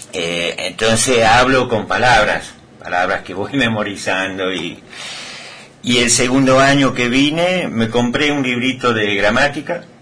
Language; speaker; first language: Spanish; non-native, fluent; Dutch